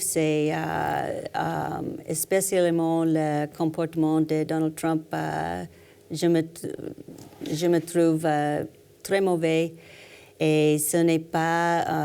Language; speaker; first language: French; non-native, learner; English